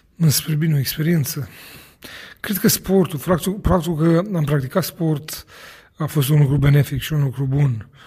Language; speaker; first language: Romanian; native; Romanian